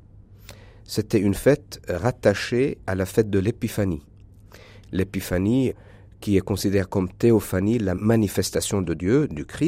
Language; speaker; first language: French; non-native, local second language; Arabic